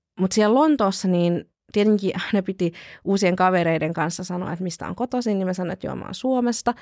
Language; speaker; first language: Finnish; native; Finnish